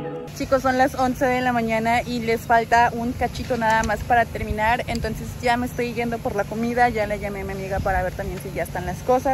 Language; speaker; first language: Spanish; native; Spanish